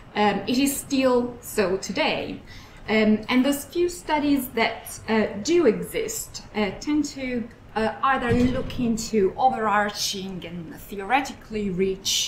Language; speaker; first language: English; non-native, fluent; Italian